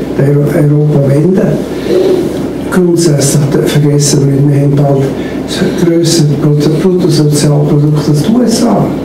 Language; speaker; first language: German; native; German